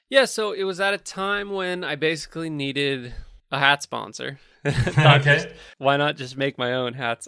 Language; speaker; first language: English; native; English